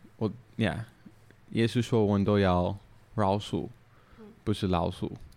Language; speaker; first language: Chinese; non-native, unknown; English